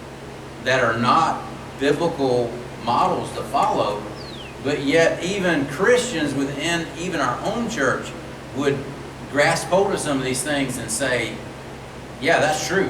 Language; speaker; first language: English; native; English